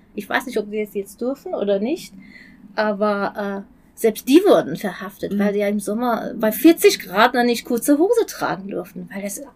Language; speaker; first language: German; non-native, fluent; Persian